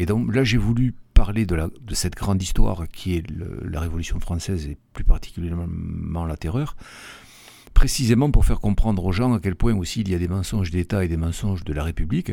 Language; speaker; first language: French; native; French